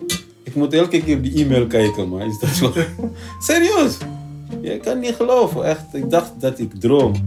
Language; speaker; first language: Dutch; non-native, learner; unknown